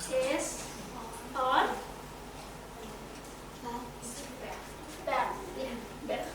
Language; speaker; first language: English; non-native, fluent; Indonesian